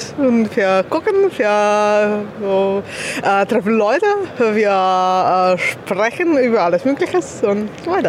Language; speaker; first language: German; non-native, learner; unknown